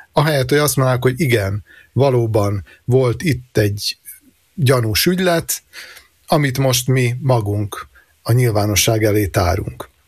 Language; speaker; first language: Hungarian; native; Hungarian